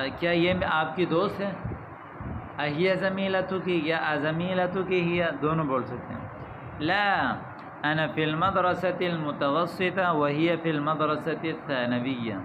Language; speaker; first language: Urdu; native; Urdu